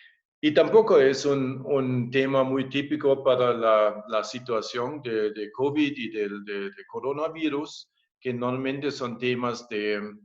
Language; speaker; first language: Spanish; non-native, fluent; German